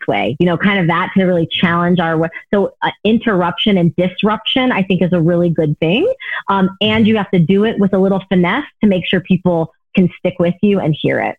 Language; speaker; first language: English; native; English